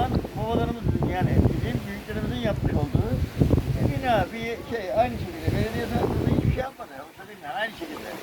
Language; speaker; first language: Turkish; native; Turkish